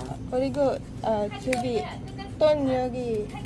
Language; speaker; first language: Korean; non-native, learner; Hiligaynon